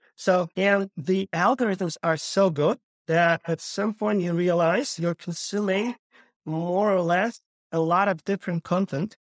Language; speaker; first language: English; non-native, fluent; Ukrainian